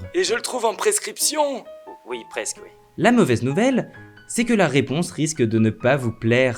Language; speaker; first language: French; native; French